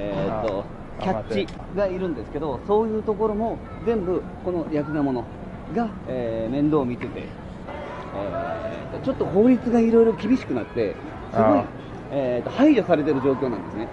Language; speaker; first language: Japanese; native; Japanese